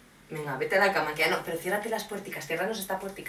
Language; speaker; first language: Spanish; native; Spanish